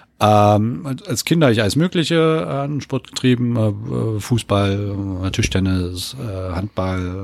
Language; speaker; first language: German; native; German